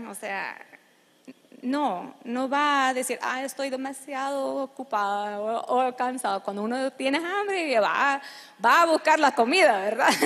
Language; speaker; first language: Spanish; non-native, fluent; English